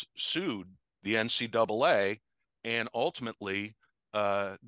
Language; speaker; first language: English; native; English